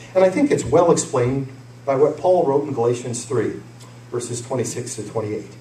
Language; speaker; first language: English; native; English